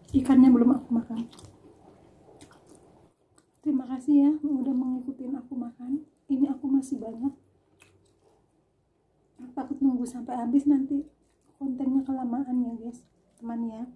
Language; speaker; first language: Indonesian; non-native, local second language; Javanese